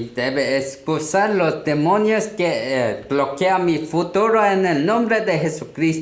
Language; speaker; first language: Spanish; non-native, learner; Korean